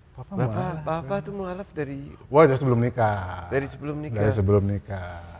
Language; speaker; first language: Indonesian; native; Indonesian